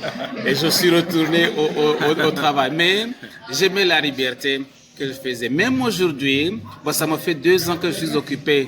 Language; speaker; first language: French; non-native, local second language; Kinyarwanda